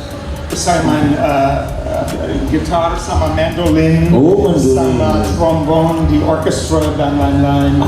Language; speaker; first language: Indonesian; non-native, fluent; English